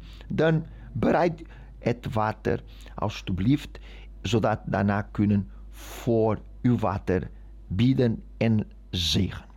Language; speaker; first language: Dutch; non-native, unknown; Portuguese